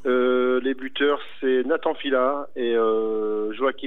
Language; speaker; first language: French; native; French